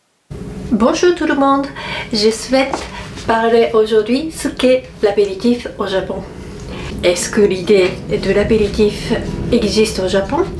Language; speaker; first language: French; non-native, fluent; Japanese